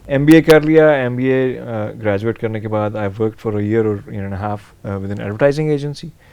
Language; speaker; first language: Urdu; native; Urdu